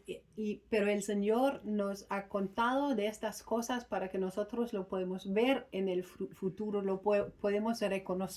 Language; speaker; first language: Spanish; non-native, fluent; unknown